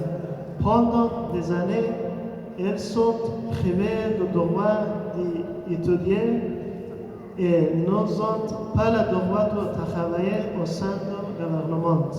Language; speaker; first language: French; non-native, learner; Persian